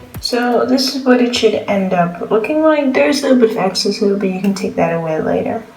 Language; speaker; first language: English; non-native, fluent; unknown